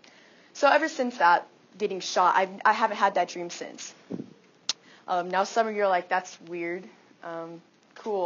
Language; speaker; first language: English; native; English